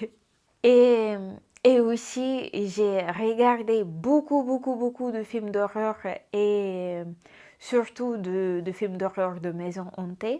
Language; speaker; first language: French; non-native, fluent; Russian